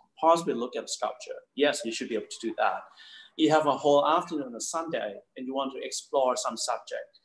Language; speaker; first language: English; non-native, fluent; Thai